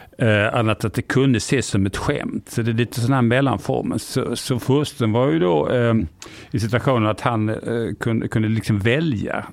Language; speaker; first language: Swedish; native; Swedish